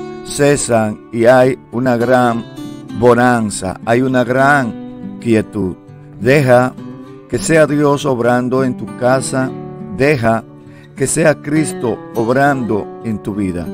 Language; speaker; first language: Spanish; native; Spanish